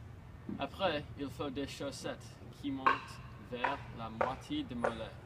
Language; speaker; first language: French; non-native, learner; English